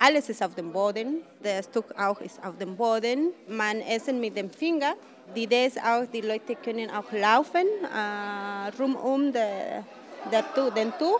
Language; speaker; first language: German; non-native, learner; Spanish